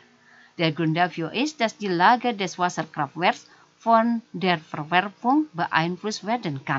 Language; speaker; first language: German; non-native, fluent; Indonesian